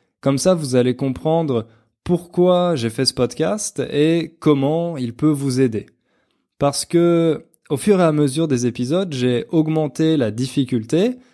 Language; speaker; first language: French; native; French